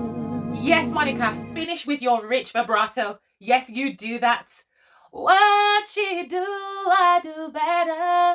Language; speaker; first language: English; native; English